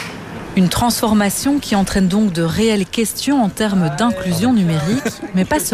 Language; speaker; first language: French; native; French